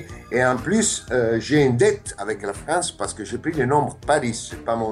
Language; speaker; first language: French; non-native, fluent; Italian